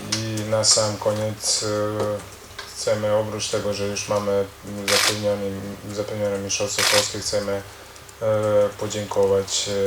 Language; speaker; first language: Polish; non-native, learner; Croatian